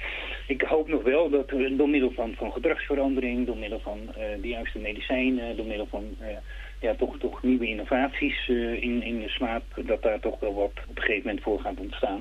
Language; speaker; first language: Dutch; native; Dutch